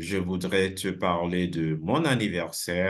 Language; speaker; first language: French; non-native, fluent; English